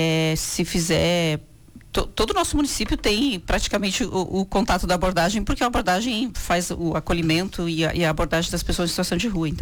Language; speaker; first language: Portuguese; native; Portuguese